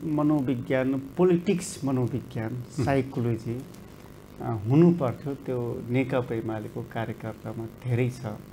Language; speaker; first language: Nepali; non-native, local second language; Rana Tharu